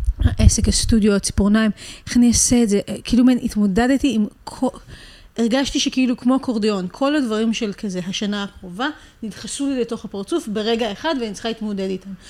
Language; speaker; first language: Hebrew; native; Hebrew